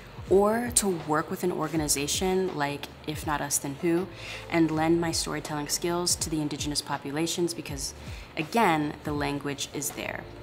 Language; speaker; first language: English; native; English